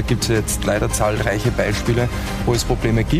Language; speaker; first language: German; native; German